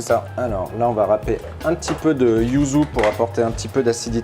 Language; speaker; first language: French; native; French